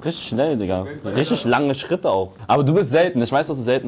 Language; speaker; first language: German; native; German